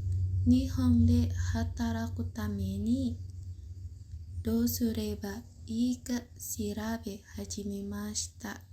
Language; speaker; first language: Japanese; non-native, learner; Indonesian